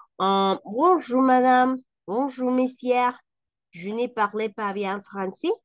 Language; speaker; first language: French; non-native, fluent; Spanish